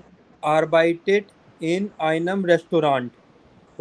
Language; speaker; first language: German; non-native, fluent; Hindi